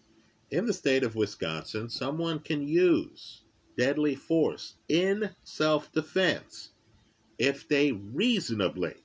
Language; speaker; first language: English; native; English